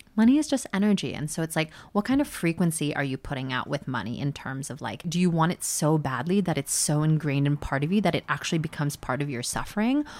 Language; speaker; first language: English; early bilingual, other home language; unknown